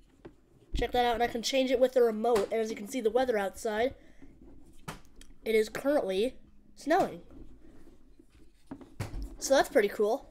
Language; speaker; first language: English; native; English